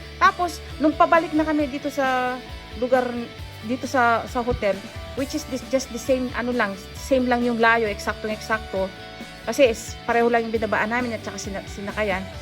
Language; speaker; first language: Filipino; non-native, local second language; Pampanga